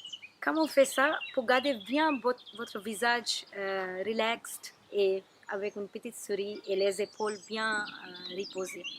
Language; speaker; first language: French; non-native, learner; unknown